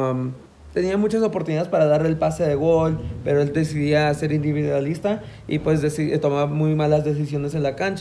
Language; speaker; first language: Spanish; native; Spanish